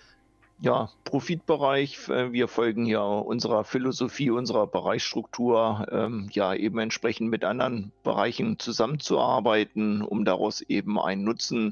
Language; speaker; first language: German; native; German